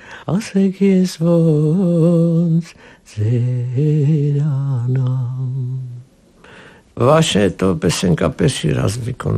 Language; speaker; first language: Polish; non-native, learner; Armenian